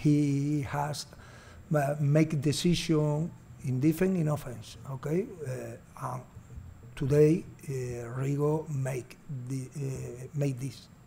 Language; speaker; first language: English; non-native, learner; Spanish